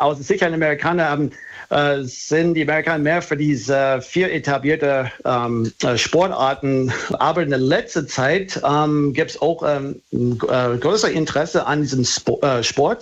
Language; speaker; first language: German; non-native, fluent; English